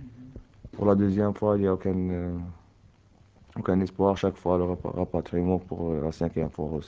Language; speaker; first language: French; non-native, learner; Arabic